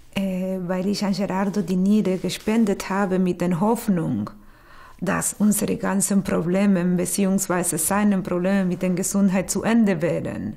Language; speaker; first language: German; non-native, fluent; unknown